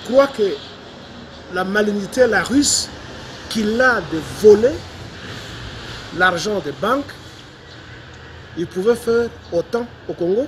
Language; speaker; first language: French; non-native, local second language; Lingala